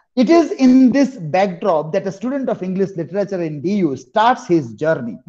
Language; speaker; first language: English; non-native, local second language; Gujarati